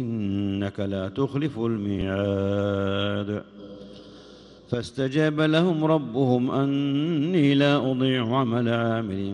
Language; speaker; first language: Arabic; native; Arabic